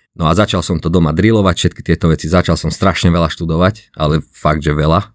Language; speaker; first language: Slovak; non-native, local second language; Hungarian